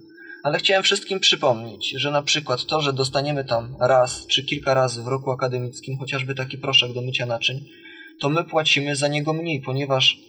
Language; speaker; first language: Polish; native; Polish